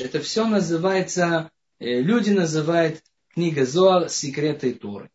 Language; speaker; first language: Russian; non-native, fluent; Hebrew